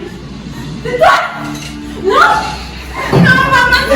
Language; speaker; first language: French; non-native, learner; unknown